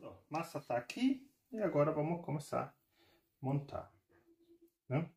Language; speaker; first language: Portuguese; non-native, fluent; German